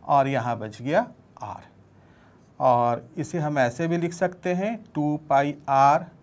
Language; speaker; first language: Hindi; native; Hindi